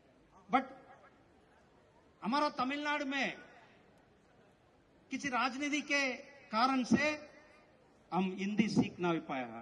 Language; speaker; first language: Hindi; non-native, local second language; Tamil